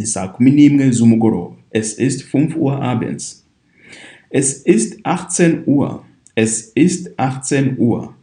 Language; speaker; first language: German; non-native, fluent; Kinyarwanda